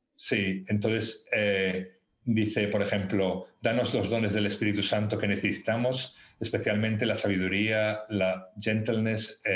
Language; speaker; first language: Spanish; native; Spanish